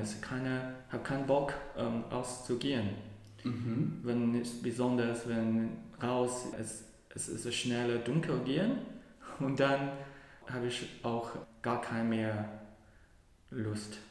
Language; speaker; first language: German; non-native, learner; Cantonese